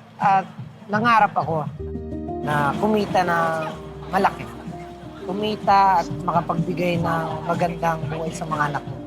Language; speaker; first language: Filipino; non-native, local second language; Bikol